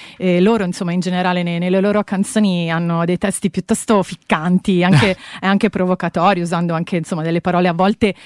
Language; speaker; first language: Italian; native; Italian